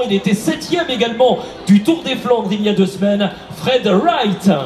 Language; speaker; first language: French; native; French